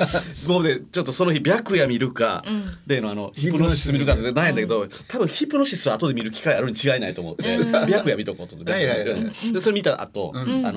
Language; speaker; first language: Japanese; native; Japanese